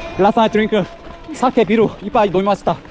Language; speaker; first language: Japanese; non-native, learner; Korean